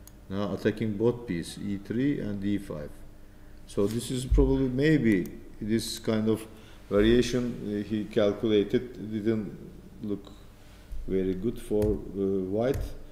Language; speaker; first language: English; non-native, fluent; Turkish